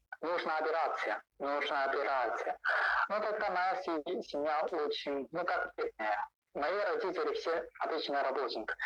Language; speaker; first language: Russian; non-native, learner; Chinese